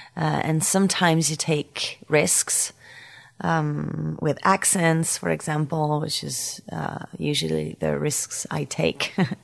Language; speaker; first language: English; non-native, fluent; French